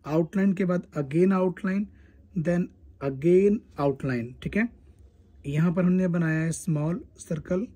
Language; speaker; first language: Hindi; native; Hindi